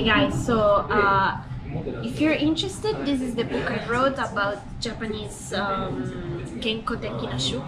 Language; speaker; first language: English; non-native, fluent; Italian